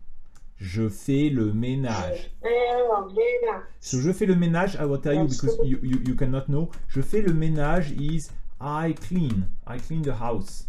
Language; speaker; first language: French; native; French